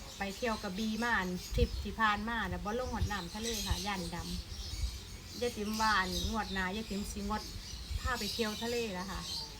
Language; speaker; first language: Thai; non-native, local second language; Northeastern Thai